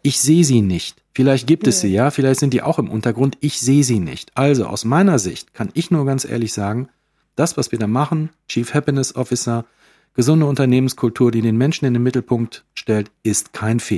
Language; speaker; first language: German; native; German